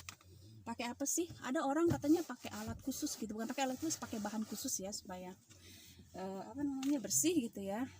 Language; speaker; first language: Indonesian; native; Indonesian